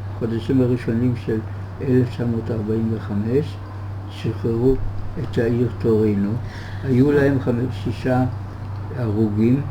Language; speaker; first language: Hebrew; early bilingual, other home language; German